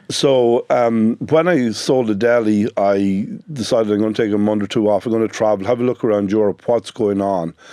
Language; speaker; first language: English; native; English